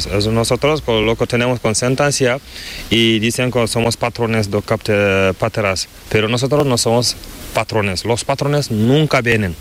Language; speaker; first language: Spanish; non-native, learner; Fula